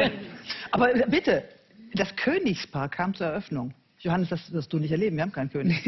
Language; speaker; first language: German; native; German